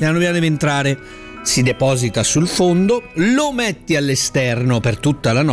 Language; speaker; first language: Italian; native; Italian